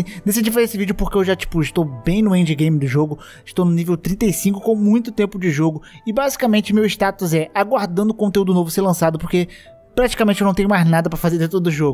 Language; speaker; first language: Portuguese; native; Portuguese